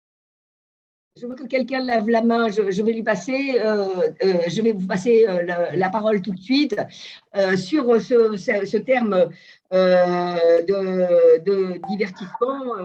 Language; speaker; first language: French; native; French